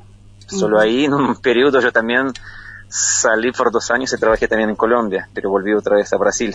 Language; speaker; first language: Spanish; non-native, fluent; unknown